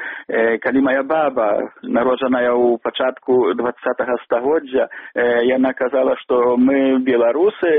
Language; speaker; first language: Belarusian; non-native, local second language; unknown